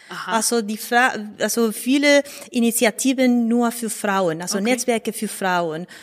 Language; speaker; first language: German; non-native, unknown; Spanish